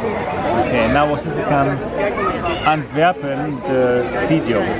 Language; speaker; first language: Chinese; non-native, fluent; German